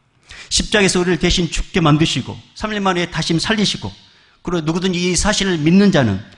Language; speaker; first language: Korean; native; Korean